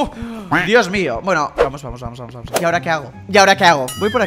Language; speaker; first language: Spanish; native; Spanish